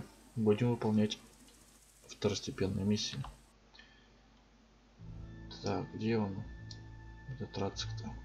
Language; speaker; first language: Russian; native; Russian